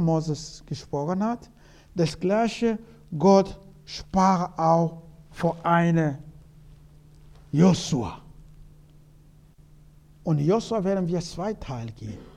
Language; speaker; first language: German; non-native, learner; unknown